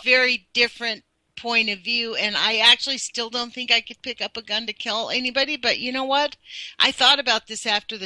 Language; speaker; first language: English; native; English